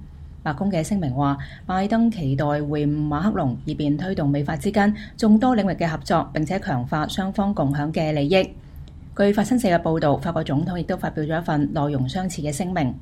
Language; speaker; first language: Chinese; non-native, local second language; Cantonese